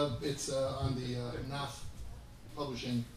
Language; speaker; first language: English; native; English